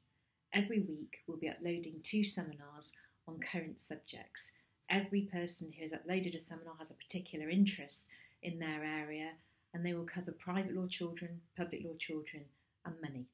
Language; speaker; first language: English; native; English